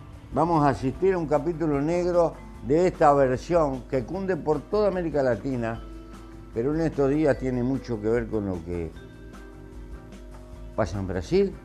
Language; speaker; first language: Spanish; native; Spanish